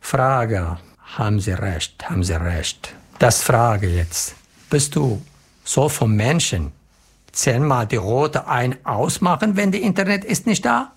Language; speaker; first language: German; non-native, learner; Arabic